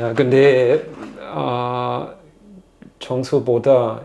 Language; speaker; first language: Korean; non-native, fluent; German